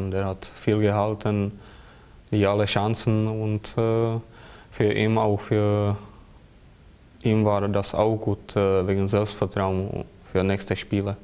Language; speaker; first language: German; non-native, fluent; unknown